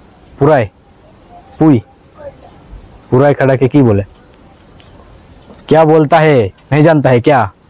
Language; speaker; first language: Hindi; non-native, local second language; Bangla